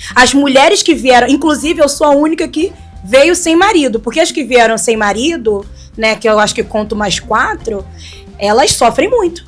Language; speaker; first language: Portuguese; non-native, fluent; Wolof